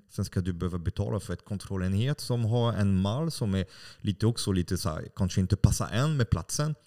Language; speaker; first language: Swedish; non-native, fluent; French